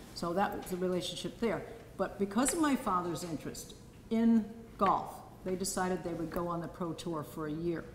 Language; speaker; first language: English; native; English